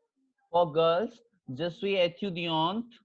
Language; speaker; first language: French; non-native, fluent; Hindi